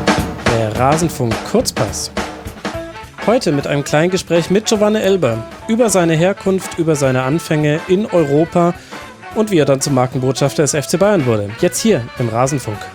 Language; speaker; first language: German; native; German